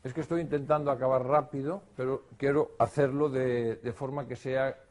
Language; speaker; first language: Spanish; non-native, local second language; Galician